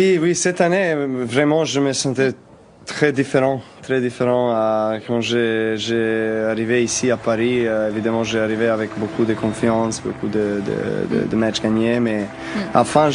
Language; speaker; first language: French; non-native, learner; Serbian